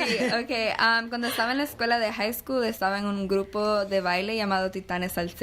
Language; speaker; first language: Spanish; early bilingual, heritage; Spanish